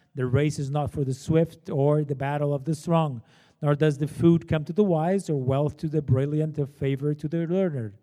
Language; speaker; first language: English; non-native, fluent; Portuguese